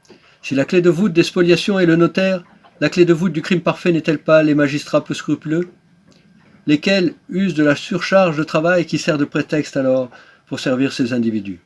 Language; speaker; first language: French; native; French